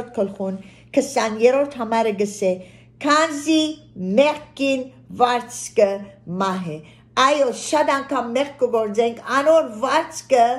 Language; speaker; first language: Armenian; early bilingual, heritage; Armenian